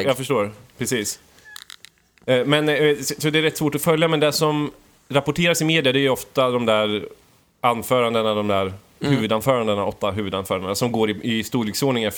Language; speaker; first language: Swedish; native; Swedish